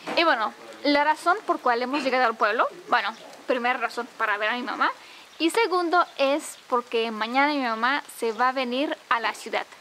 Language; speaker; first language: Spanish; non-native, fluent; Romanian